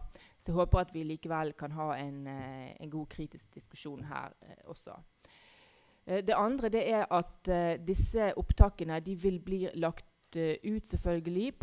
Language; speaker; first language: Norwegian; native; Norwegian